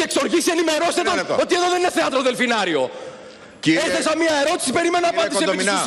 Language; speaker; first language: Greek; native; Greek